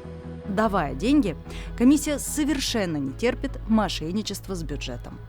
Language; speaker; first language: Russian; native; Russian